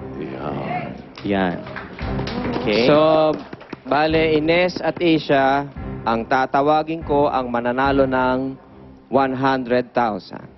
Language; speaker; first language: Filipino; native; Filipino